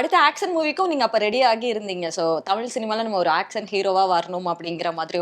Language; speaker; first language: Tamil; native; Tamil